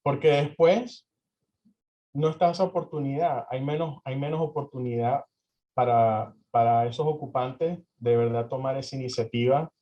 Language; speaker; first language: Spanish; early bilingual, heritage; Spanish